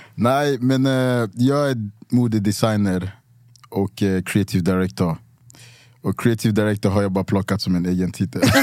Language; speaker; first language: Swedish; early bilingual, other home language; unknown